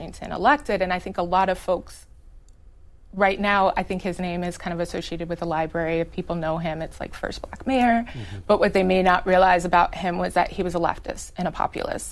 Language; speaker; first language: English; native; English